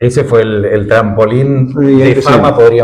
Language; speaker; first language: Spanish; native; Spanish